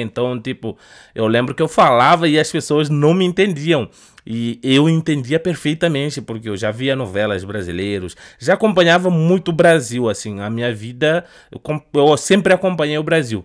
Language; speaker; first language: Portuguese; non-native, fluent; Upper Guinea Crioulo